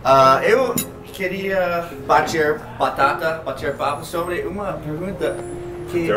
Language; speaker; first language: Portuguese; non-native, learner; English